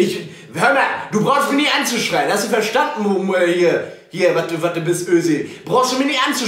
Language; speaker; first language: German; native; German